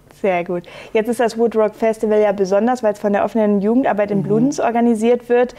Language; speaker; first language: German; native; German